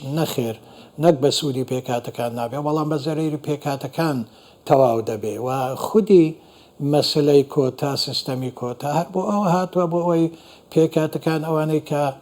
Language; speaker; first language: Central Kurdish; non-native, local second language; Assyrian Neo-Aramaic